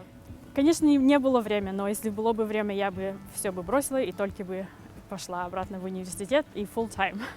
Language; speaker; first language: Russian; early bilingual, heritage; Russian